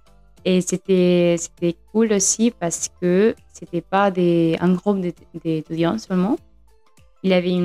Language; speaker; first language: French; non-native, fluent; Spanish